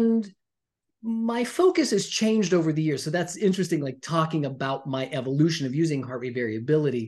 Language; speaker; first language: English; native; English